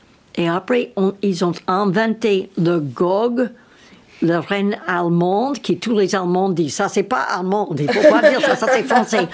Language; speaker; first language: French; non-native, learner; English